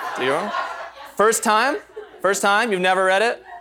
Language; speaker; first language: English; native; English